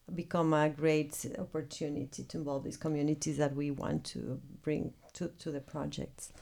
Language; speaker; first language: English; non-native, fluent; Spanish